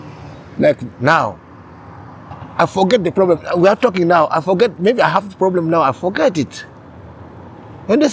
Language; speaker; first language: English; non-native, learner; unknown